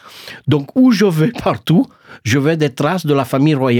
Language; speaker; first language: French; non-native, fluent; Romanian